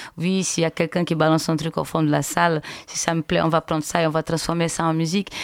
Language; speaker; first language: French; non-native, fluent; Portuguese